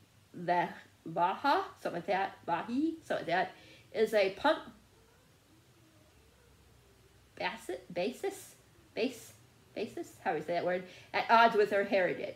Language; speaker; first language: English; native; English